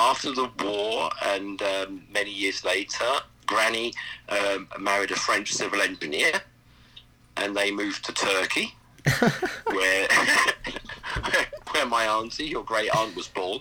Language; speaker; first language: English; native; English